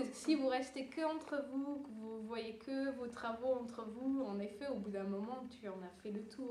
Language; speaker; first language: French; early bilingual, other home language; Dutch